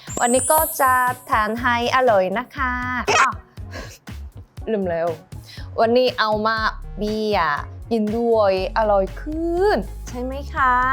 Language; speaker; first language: Thai; non-native, learner; Korean